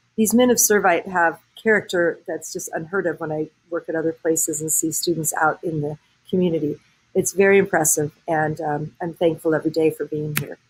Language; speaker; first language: English; native; English